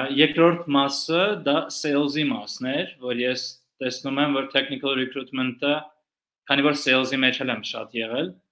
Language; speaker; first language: Armenian; early bilingual, heritage; Armenian